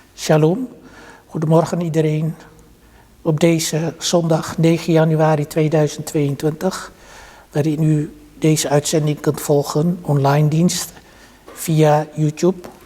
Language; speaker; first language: Dutch; early bilingual, other home language; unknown